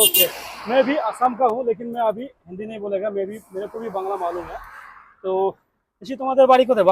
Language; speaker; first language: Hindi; non-native, local second language; Rangpuri